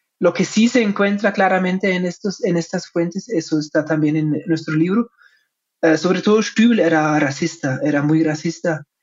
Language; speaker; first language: Spanish; non-native, fluent; German